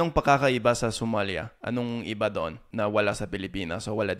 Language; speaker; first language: Filipino; non-native, fluent; English